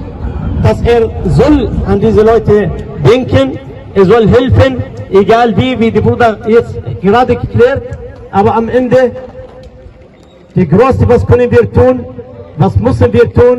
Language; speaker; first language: German; non-native, learner; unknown